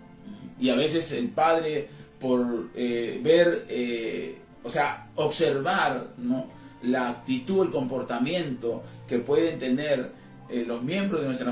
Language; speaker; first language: Spanish; native; Spanish